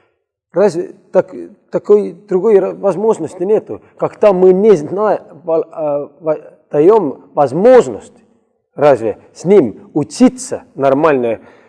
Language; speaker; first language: Russian; non-native, learner; Estonian